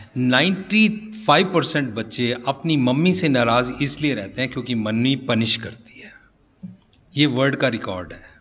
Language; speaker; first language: Hindi; non-native, local second language; Punjabi